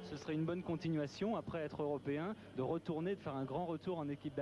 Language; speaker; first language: French; native; French